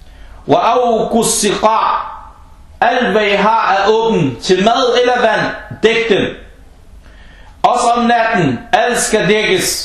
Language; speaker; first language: Danish; non-native, local second language; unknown